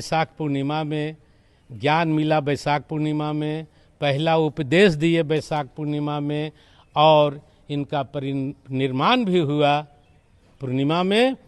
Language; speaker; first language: Hindi; native; Hindi